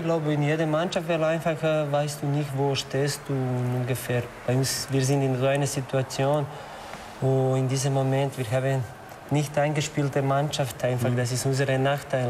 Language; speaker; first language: German; non-native, learner; Croatian